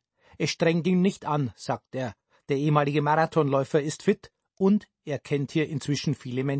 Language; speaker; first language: German; native; German